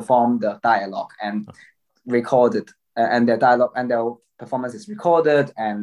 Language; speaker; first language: English; non-native, local second language; Cantonese